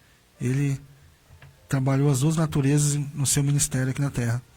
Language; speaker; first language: Portuguese; native; Portuguese